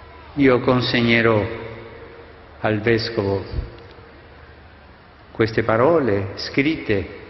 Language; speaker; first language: Italian; non-native, fluent; Spanish